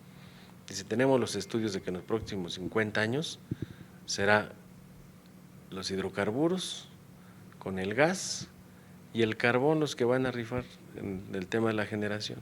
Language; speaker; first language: Spanish; native; Spanish